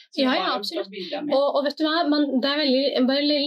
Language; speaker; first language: Norwegian; early bilingual, other home language; Somali